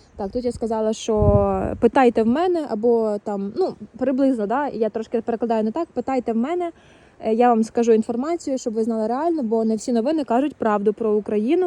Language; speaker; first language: Ukrainian; native; Ukrainian